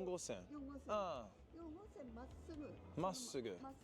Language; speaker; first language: Japanese; non-native, learner; English